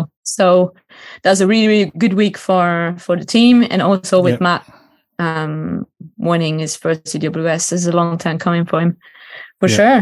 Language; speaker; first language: English; non-native, fluent; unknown